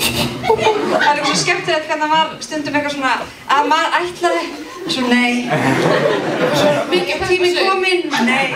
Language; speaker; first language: Icelandic; native; Icelandic